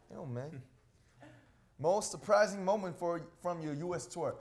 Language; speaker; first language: English; non-native, fluent; Korean